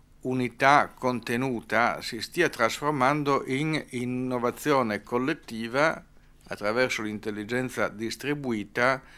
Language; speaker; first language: Italian; native; Italian